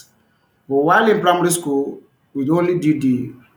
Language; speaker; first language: English; non-native, local second language; Yoruba